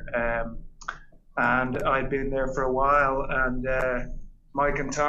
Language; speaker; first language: English; native; English